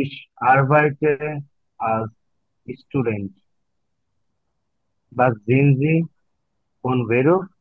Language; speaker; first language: German; non-native, learner; Bangla